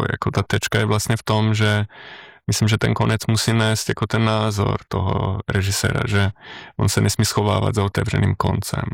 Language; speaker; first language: Czech; non-native, fluent; Slovenian